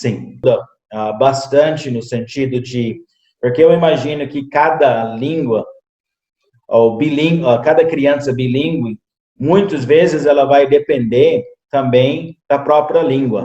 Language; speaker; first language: Portuguese; non-native, fluent; English